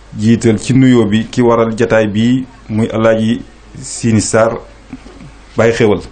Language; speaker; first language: Wolof; native; Wolof